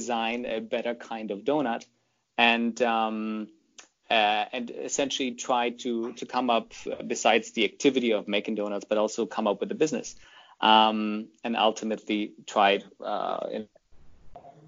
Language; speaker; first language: English; non-native, fluent; German